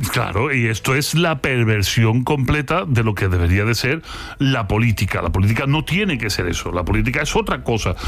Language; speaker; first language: Spanish; native; Spanish